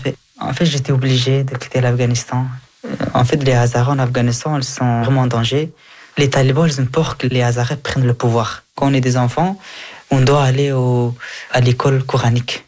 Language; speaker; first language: French; early bilingual, other home language; Persian